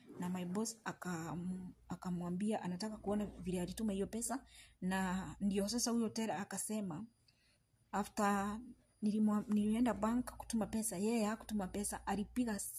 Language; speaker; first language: Swahili; native; Swahili